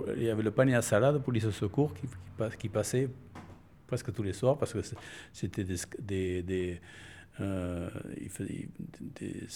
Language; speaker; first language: French; native; French